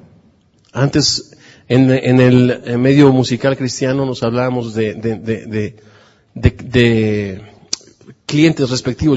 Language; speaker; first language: Spanish; native; Spanish